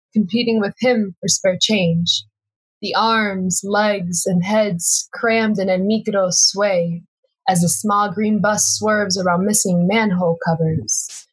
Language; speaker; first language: English; native; English